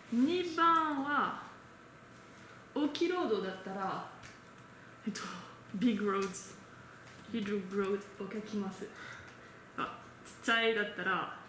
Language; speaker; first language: Japanese; non-native, learner; French